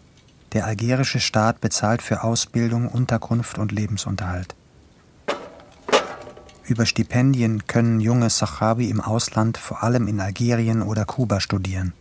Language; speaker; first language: German; native; German